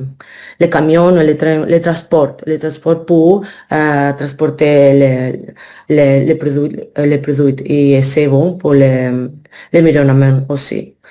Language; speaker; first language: French; non-native, learner; Spanish